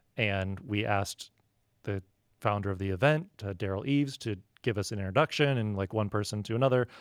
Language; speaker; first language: English; native; English